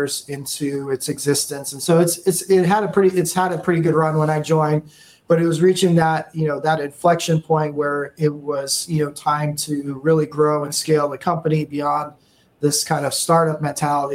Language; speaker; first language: English; native; English